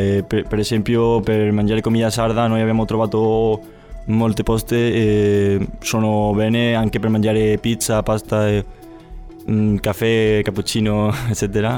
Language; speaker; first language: Italian; non-native, learner; Spanish